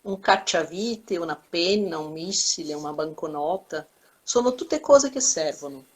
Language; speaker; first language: Italian; non-native, fluent; Portuguese